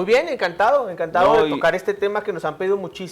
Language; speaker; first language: Spanish; native; Spanish